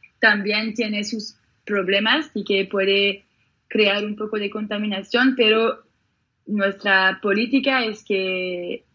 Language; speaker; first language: Spanish; non-native, fluent; French